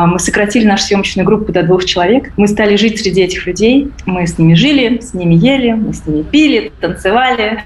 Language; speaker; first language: Russian; native; Russian